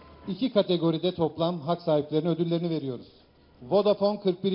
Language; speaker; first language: Turkish; native; Turkish